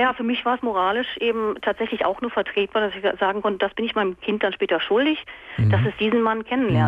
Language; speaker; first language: German; native; German